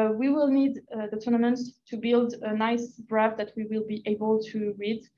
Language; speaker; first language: English; non-native, fluent; French